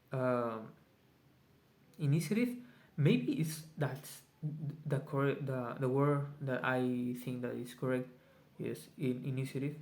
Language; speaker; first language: English; non-native, learner; Spanish